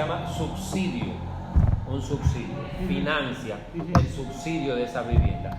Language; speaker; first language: Spanish; native; Spanish